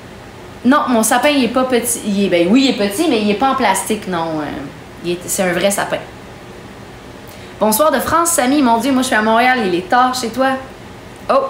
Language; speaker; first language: French; native; French